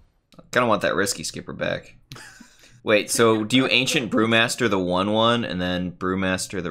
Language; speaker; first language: English; native; English